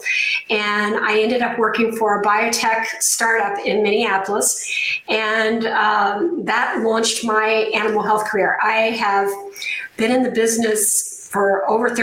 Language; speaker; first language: English; native; English